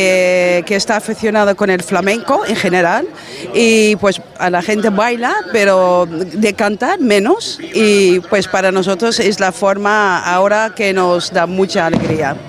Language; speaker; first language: Spanish; non-native, fluent; Dutch